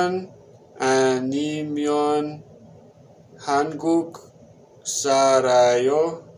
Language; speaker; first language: Korean; non-native, learner; English